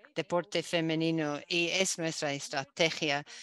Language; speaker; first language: Spanish; non-native, fluent; Dutch